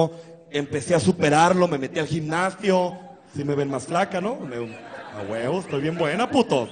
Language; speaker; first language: Spanish; native; Spanish